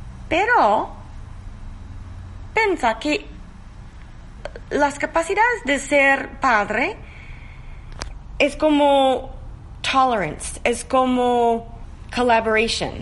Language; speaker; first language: Spanish; non-native, learner; English